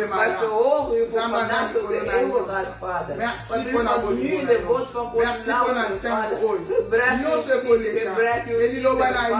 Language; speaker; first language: Dutch; non-native, learner; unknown